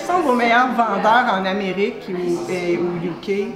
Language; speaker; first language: French; native; French